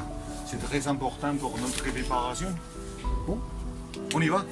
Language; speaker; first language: French; non-native, learner; Spanish